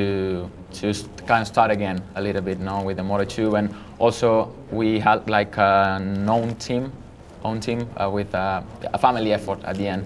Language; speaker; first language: English; non-native, fluent; Spanish